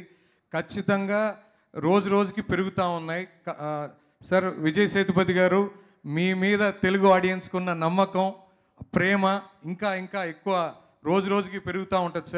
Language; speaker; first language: Telugu; native; Telugu